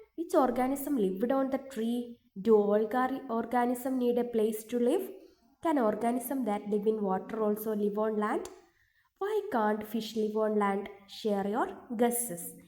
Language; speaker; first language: English; non-native, local second language; Malayalam